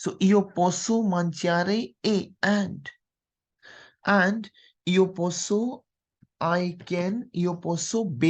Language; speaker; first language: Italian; non-native, fluent; Hindi